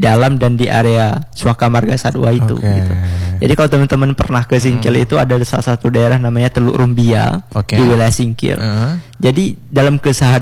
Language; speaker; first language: Indonesian; non-native, local second language; Minangkabau